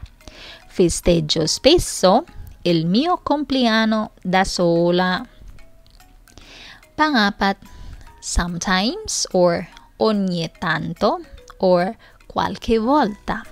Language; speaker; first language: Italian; non-native, fluent; Filipino